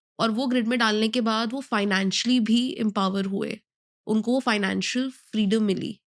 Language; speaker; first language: Hindi; native; Hindi